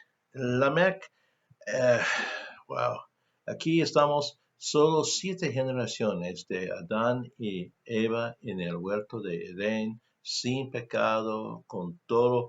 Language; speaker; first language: Spanish; non-native, fluent; English